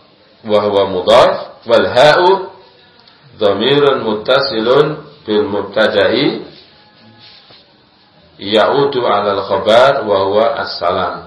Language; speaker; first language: Arabic; non-native, fluent; Indonesian